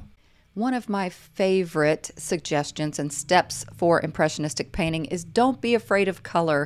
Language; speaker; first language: English; native; English